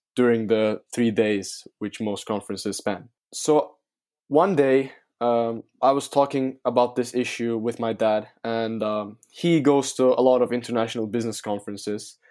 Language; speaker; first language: English; non-native, fluent; Turkish